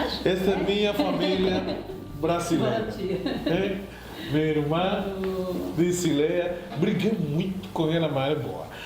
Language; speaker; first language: Portuguese; non-native, fluent; Spanish